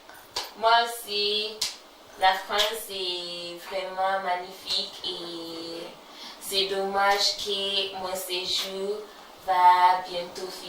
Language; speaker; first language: French; non-native, learner; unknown